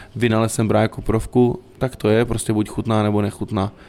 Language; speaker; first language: Czech; native; Czech